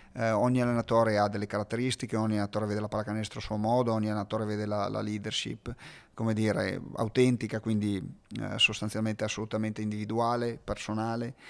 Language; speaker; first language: Italian; native; Italian